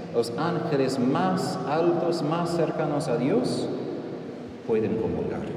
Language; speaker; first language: Spanish; non-native, fluent; English